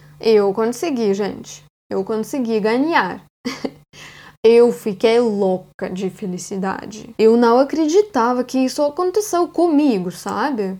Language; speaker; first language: Portuguese; non-native, fluent; Russian